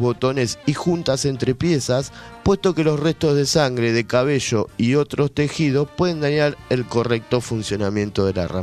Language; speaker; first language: Spanish; native; Spanish